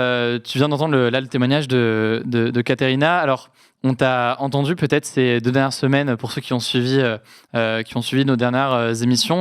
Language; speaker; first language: French; native; French